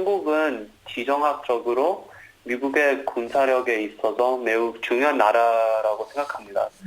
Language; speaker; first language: Korean; early bilingual, heritage; Korean